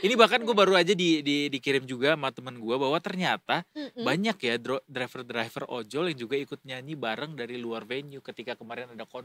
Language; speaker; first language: Indonesian; native; Indonesian